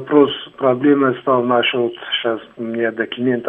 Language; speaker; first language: Russian; non-native, learner; Tajik